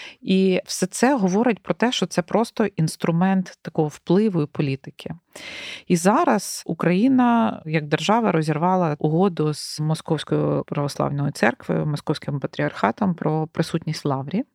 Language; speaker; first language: Ukrainian; native; Ukrainian